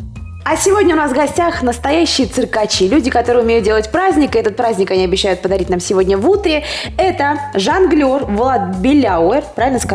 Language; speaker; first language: Russian; native; Russian